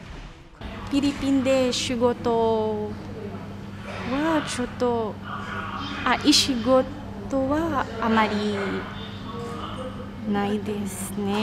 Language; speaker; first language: Japanese; non-native, fluent; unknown